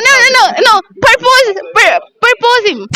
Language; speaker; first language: English; non-native, learner; Urdu